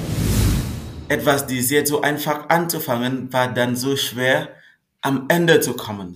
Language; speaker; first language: German; non-native, fluent; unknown